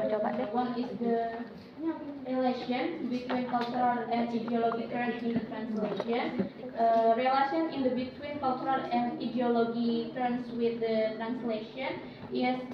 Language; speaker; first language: English; non-native, learner; Indonesian